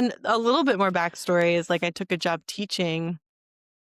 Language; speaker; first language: English; native; English